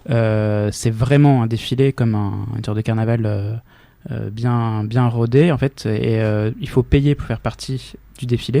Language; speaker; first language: French; native; French